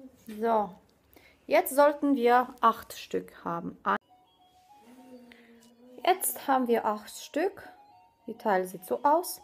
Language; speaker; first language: German; non-native, fluent; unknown